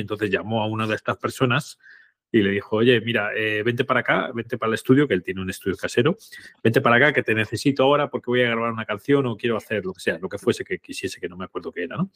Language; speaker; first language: Spanish; native; Spanish